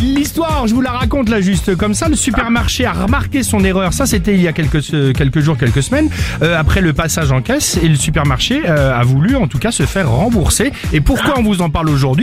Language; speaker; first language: French; native; French